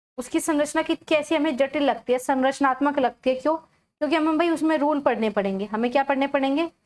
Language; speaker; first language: Hindi; native; Hindi